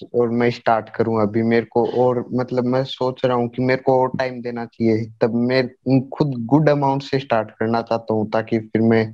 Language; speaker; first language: Hindi; native; Hindi